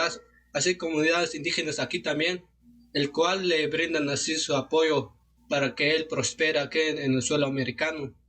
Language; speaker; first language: Spanish; non-native, local second language; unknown